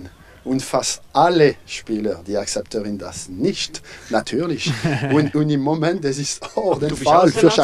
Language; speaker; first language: German; non-native, fluent; French